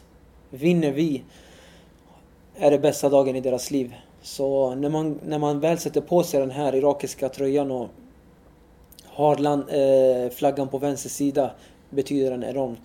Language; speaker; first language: Swedish; early bilingual, other home language; Arabic